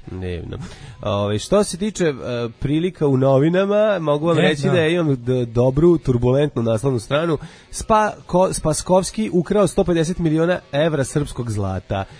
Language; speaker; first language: Serbian; native; Serbian